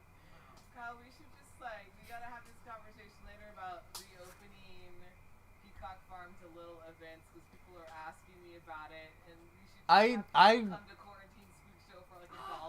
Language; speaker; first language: English; native; English